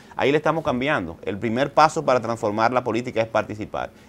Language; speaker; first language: Spanish; native; Spanish